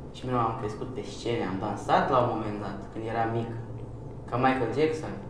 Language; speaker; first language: Romanian; early bilingual, other home language; Persian